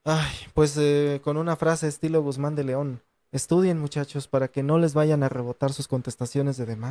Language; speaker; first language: Spanish; native; Spanish